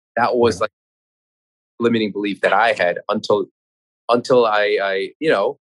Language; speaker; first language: English; non-native, fluent; Korean